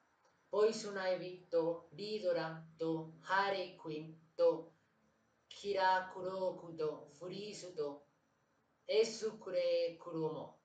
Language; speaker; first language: Japanese; non-native, learner; Spanish